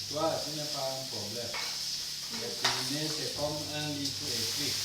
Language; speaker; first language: French; non-native, learner; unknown